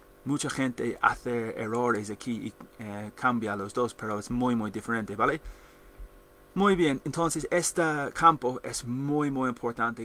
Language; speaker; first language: Spanish; non-native, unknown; English